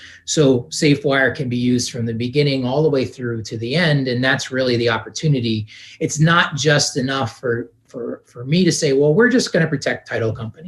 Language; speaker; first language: English; native; English